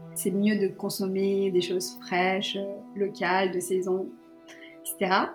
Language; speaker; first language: French; early bilingual, other home language; Sinhala